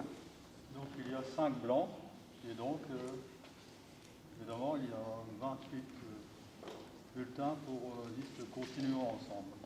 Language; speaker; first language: French; native; French